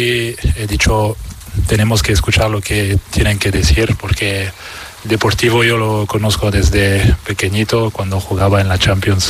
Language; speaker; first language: Spanish; non-native, local second language; French